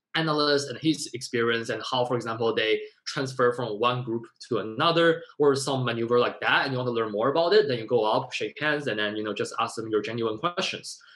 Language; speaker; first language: English; non-native, fluent; Chinese